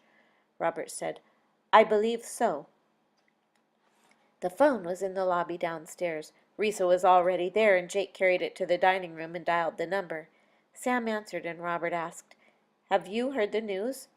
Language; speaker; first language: English; native; English